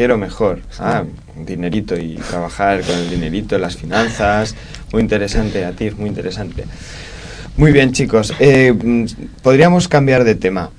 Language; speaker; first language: Spanish; native; Spanish